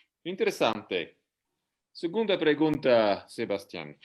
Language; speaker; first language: Spanish; non-native, learner; Dutch